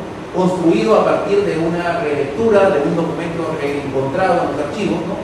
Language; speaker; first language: Spanish; native; Spanish